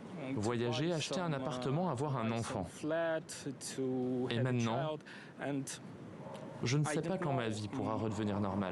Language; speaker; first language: French; native; French